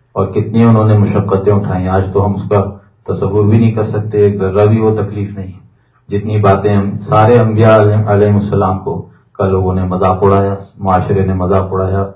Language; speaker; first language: Urdu; native; Urdu